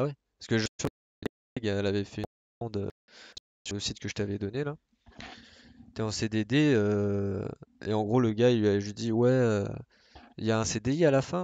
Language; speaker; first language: French; native; French